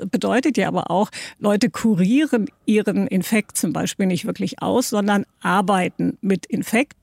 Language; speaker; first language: German; native; German